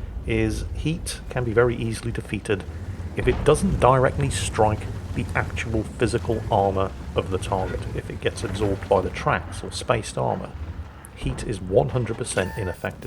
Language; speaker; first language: English; native; English